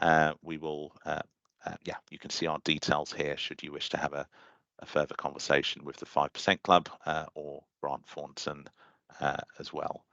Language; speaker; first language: English; native; English